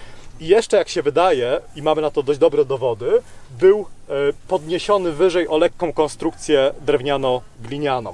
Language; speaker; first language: Polish; native; Polish